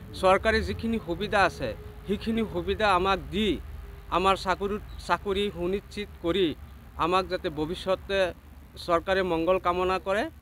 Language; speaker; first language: Assamese; native; Assamese